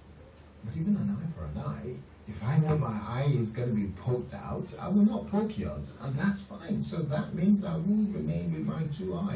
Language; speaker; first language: English; non-native, local second language; Yoruba